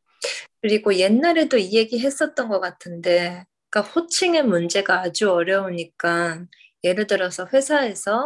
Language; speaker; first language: Korean; early bilingual, heritage; Korean